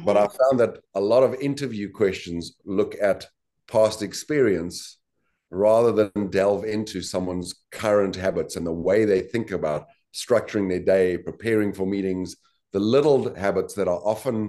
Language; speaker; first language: English; native; English